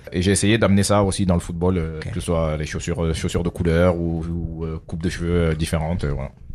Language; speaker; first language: French; early bilingual, other home language; Dyula